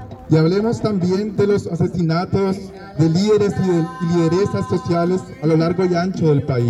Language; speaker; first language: Spanish; native; Spanish